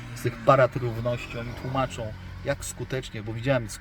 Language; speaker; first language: Polish; native; Polish